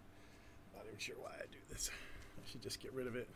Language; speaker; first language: English; native; English